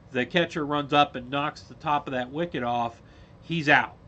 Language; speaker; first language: English; native; English